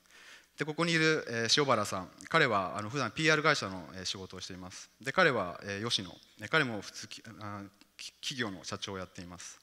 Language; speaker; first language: Japanese; native; Japanese